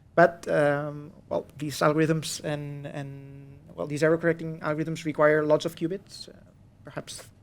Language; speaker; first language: English; non-native, fluent; Catalan